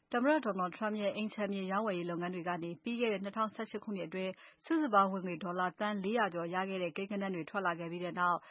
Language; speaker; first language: Burmese; native; Burmese